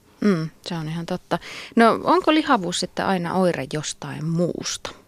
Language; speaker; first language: Finnish; native; Finnish